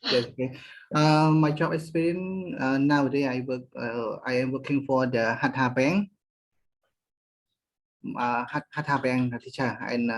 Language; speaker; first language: English; non-native, learner; Khmer